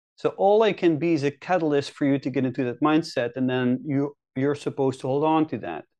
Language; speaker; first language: English; non-native, fluent; Dutch